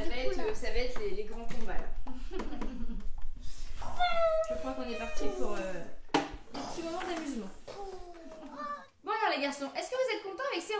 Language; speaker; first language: French; native; French